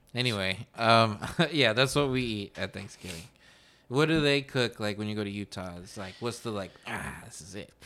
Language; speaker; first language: English; early bilingual, other home language; Spanish